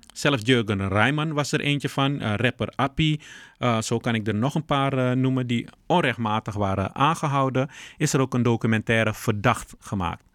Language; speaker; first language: Dutch; early bilingual, other home language; Papiamento